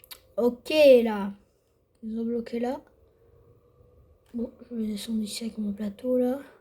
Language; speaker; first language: French; native; French